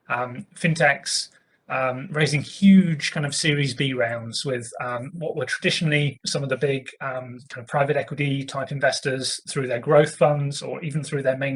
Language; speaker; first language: English; native; English